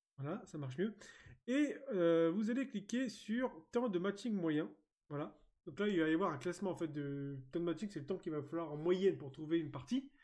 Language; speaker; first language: French; native; French